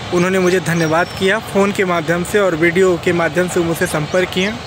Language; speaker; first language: Hindi; native; Hindi